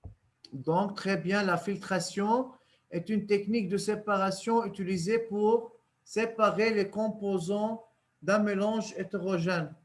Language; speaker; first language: French; non-native, local second language; Arabic